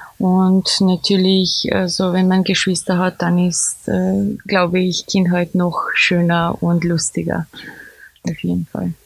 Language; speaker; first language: German; non-native, fluent; Serbian